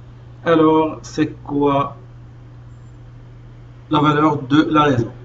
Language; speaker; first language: French; non-native, local second language; Arabic